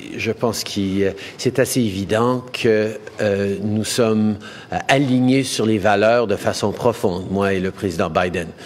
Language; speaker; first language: French; native; French